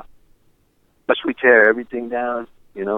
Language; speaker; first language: English; native; English